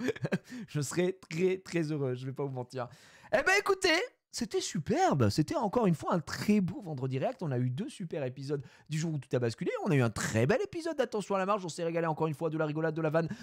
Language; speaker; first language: French; native; French